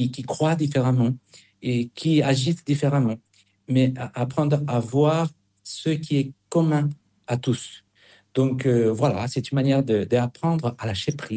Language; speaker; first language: French; non-native, fluent; Spanish